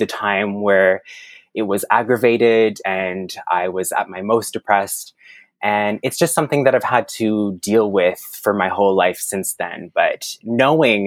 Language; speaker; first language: English; non-native, fluent; French